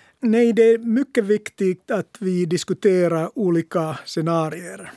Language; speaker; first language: Swedish; non-native, local second language; Finnish